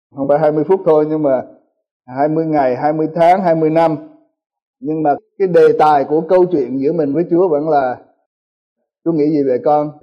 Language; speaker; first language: Vietnamese; early bilingual, heritage; Vietnamese